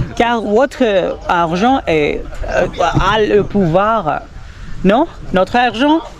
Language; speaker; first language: French; non-native, fluent; Urdu